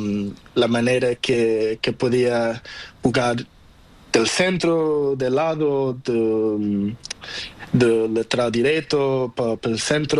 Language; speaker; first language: Spanish; non-native, learner; Portuguese